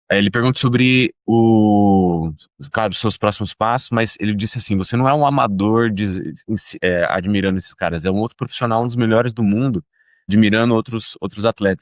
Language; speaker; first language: Portuguese; native; Portuguese